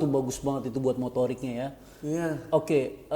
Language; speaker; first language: Indonesian; native; Indonesian